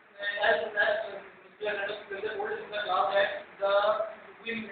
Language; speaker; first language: English; non-native, learner; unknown